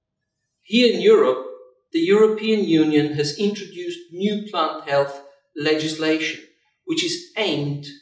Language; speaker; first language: English; non-native, fluent; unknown